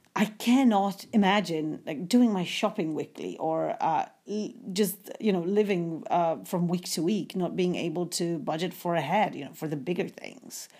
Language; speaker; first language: English; non-native, fluent; Polish